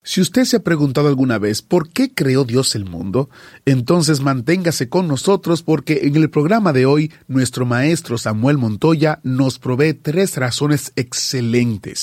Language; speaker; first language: Spanish; native; Spanish